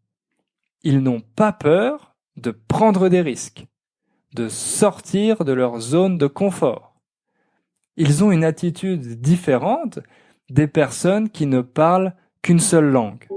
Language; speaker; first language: French; native; French